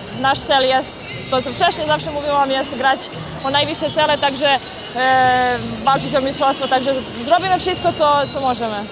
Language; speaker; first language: Polish; non-native, learner; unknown